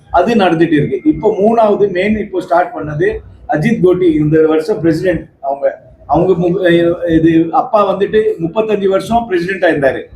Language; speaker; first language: Tamil; non-native, local second language; Marwari